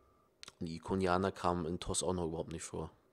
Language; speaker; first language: German; native; German